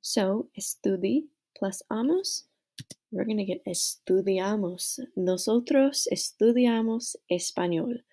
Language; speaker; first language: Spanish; non-native, learner; English